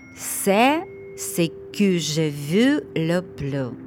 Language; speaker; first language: French; non-native, learner; Ukrainian